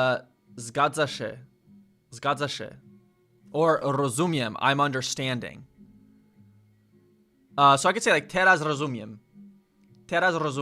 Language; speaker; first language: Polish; non-native, learner; English